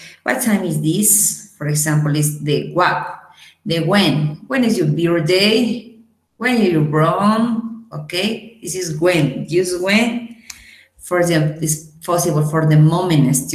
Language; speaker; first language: English; non-native, learner; Spanish